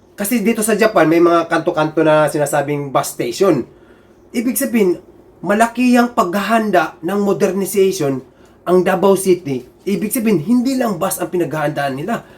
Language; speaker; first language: Filipino; non-native, local second language; Cebuano